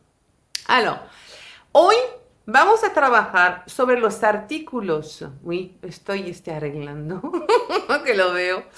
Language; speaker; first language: Spanish; non-native, fluent; French